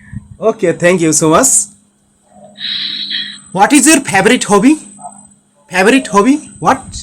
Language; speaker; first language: English; non-native, learner; Bangla